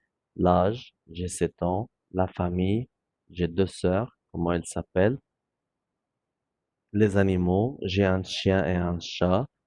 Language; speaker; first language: French; non-native, fluent; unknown